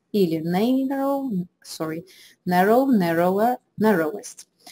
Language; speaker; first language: English; non-native, fluent; Russian